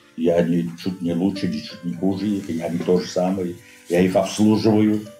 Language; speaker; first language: Russian; non-native, local second language; Azerbaijani